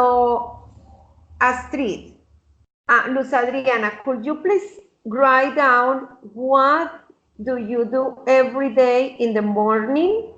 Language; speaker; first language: English; non-native, fluent; Spanish